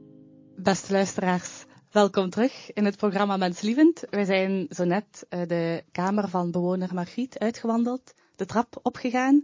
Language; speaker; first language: Dutch; native; Dutch